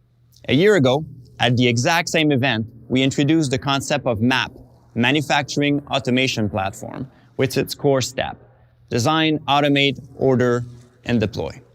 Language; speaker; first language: English; non-native, local second language; French